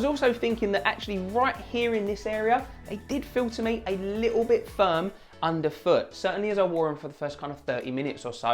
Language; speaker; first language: English; native; English